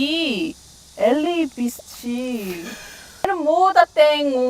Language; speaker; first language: Portuguese; non-native, fluent; Korean